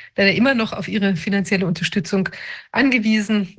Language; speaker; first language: German; native; German